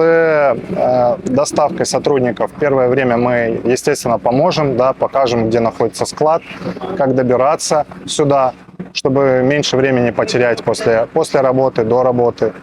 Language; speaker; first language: Russian; native; Russian